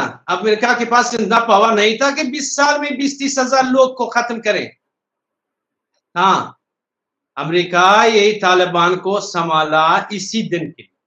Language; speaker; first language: Hindi; non-native, fluent; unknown